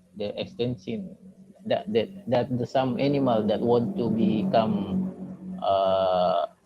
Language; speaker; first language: English; non-native, learner; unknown